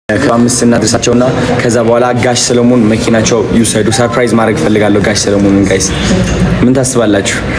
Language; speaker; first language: Amharic; native; Amharic